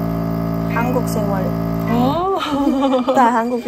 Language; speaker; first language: Korean; non-native, learner; Filipino